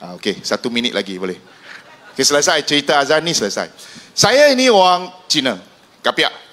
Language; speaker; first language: Malay; non-native, local second language; Min Nan Chinese